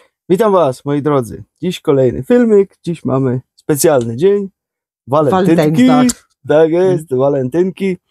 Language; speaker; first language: Polish; native; Polish